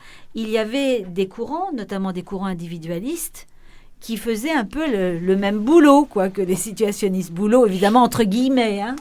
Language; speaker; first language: French; native; French